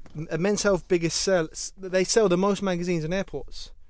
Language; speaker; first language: English; native; English